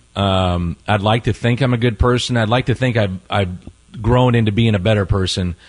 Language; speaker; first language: English; native; English